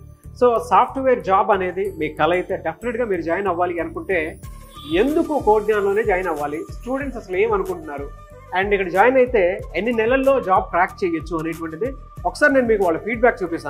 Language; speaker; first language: Telugu; native; Telugu